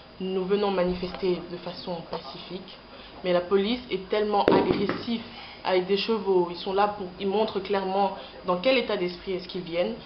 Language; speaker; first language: French; non-native, local second language; Lingala